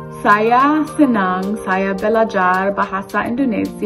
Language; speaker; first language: Indonesian; non-native, learner; English